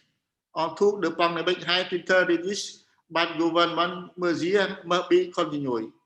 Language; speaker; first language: English; non-native, learner; Khmer